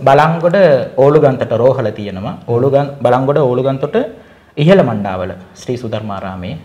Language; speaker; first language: Sinhala; non-native, local second language; Tamil